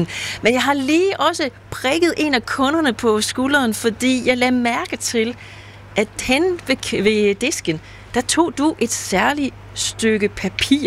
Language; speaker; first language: Danish; native; Danish